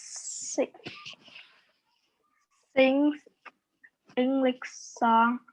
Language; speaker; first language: English; non-native, learner; Vietnamese